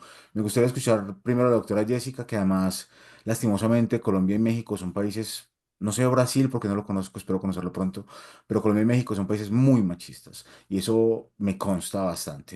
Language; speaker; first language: Spanish; native; Spanish